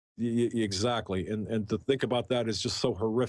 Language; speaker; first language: English; native; English